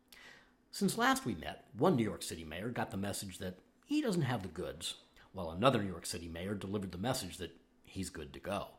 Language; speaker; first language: English; native; English